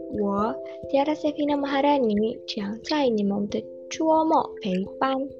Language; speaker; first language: Chinese; non-native, learner; Indonesian